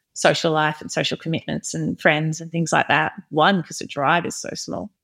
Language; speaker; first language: English; native; English